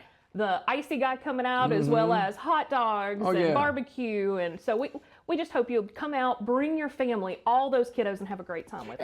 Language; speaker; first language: English; native; English